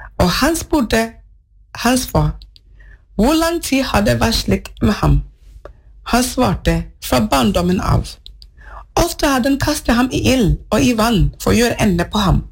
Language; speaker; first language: Norwegian; non-native, fluent; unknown